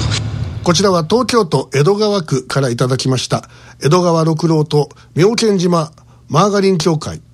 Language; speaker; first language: Japanese; native; Japanese